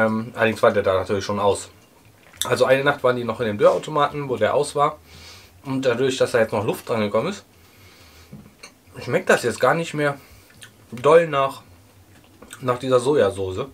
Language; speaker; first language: German; native; German